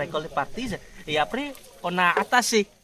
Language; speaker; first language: French; non-native, learner; Balinese